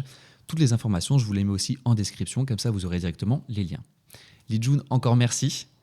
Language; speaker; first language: French; native; French